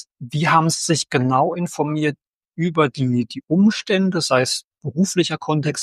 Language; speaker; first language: German; native; German